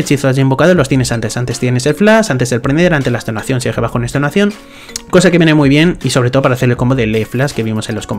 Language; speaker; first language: Spanish; native; Spanish